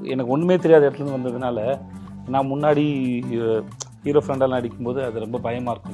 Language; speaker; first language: Tamil; native; Tamil